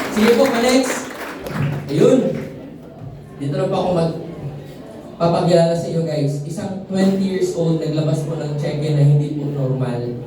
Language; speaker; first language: Filipino; non-native, local second language; Cebuano